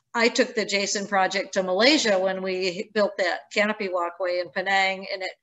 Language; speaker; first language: English; native; English